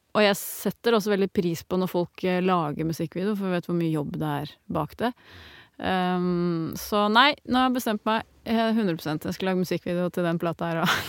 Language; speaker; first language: Norwegian; native; Norwegian